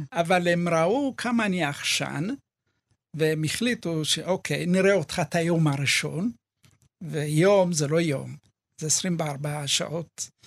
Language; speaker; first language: Hebrew; early bilingual, other home language; Amharic